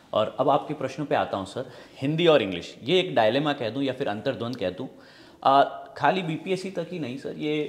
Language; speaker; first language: Hindi; native; Hindi